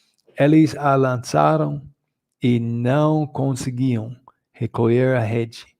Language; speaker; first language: Portuguese; non-native, fluent; English